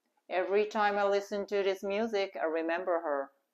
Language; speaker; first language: English; non-native, fluent; Japanese